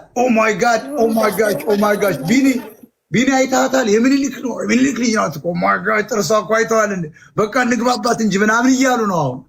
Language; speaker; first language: Amharic; native; Amharic